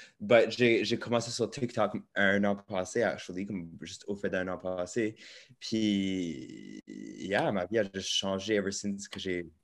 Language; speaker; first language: French; native; French